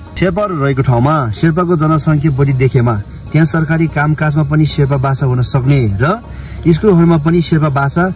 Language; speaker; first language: Nepali; non-native, local second language; Sherpa